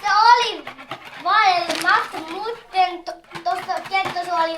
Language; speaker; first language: Finnish; early bilingual, other home language; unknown